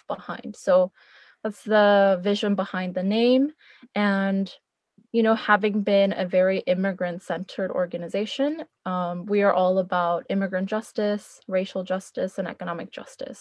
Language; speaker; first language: English; early bilingual, other home language; Korean